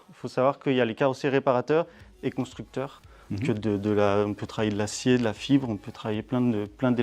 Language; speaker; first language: French; native; French